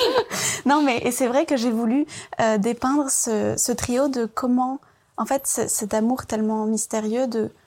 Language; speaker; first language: French; early bilingual, other home language; Vietnamese